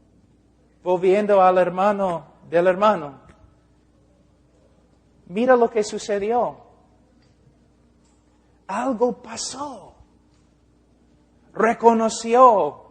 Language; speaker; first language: Spanish; non-native, fluent; English